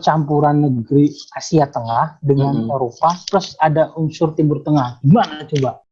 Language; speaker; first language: Indonesian; native; Indonesian